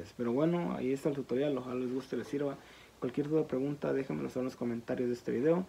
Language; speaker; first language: Spanish; native; Spanish